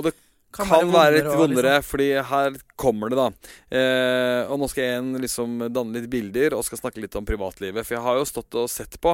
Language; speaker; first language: Norwegian; native; Norwegian